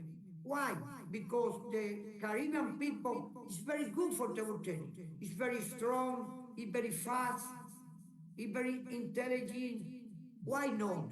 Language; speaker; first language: English; non-native, learner; Spanish